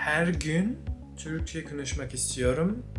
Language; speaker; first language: Turkish; non-native, learner; English